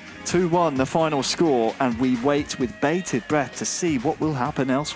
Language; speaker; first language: English; native; English